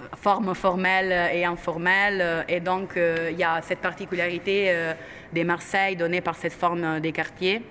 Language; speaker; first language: French; non-native, fluent; Italian